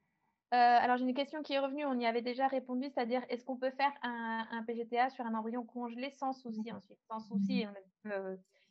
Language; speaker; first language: French; native; French